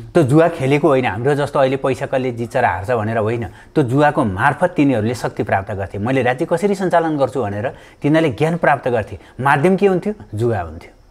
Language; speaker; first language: Nepali; native; Nepali